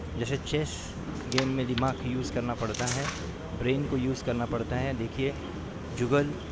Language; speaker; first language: Hindi; non-native, local second language; Marathi